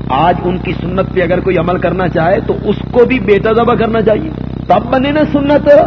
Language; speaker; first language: Urdu; non-native, local second language; Punjabi